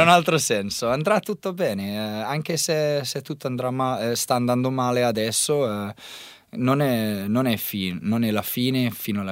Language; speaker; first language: Italian; non-native, learner; English